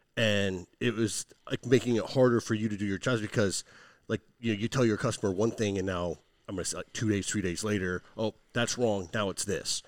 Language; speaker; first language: English; native; English